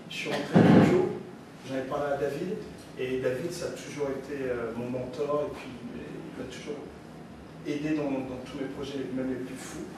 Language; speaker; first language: French; early bilingual, other home language; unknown